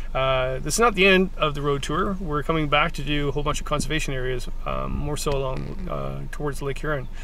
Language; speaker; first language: English; native; English